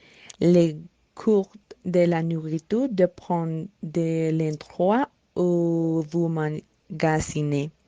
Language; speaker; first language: French; non-native, learner; Spanish